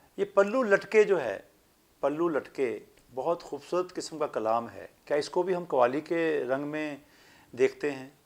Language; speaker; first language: Urdu; native; Urdu